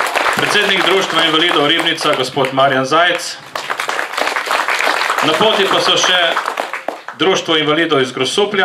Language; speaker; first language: Slovenian; native; Slovenian